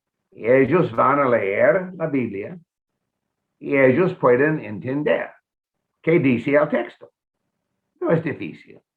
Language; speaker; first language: Spanish; non-native, fluent; English